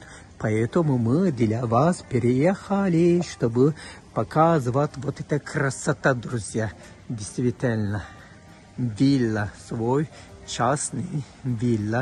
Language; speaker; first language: Russian; non-native, fluent; Turkish